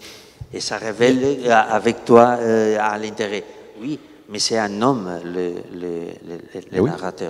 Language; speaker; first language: French; non-native, learner; Catalan